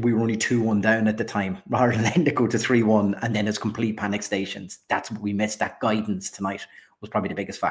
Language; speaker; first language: English; native; English